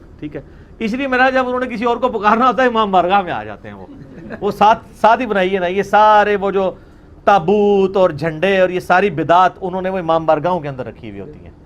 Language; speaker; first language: Urdu; non-native, local second language; Punjabi